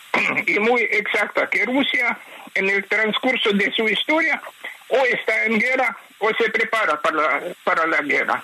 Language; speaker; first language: Spanish; non-native, fluent; Ukrainian